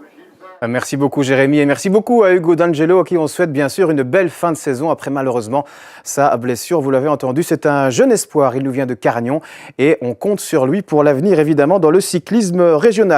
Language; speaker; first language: French; native; French